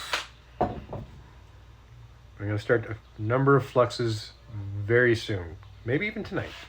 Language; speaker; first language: English; native; English